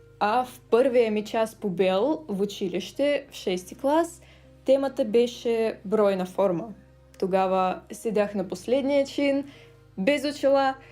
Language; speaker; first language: Bulgarian; early bilingual, other home language; Russian